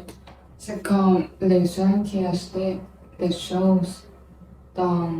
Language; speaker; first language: French; non-native, learner; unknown